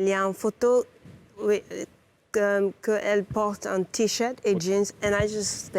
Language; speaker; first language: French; non-native, learner; English